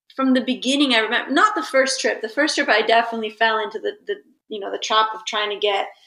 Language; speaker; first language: English; early bilingual, other home language; Italian